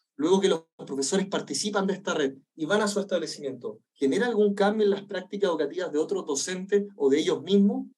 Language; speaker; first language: Spanish; native; Spanish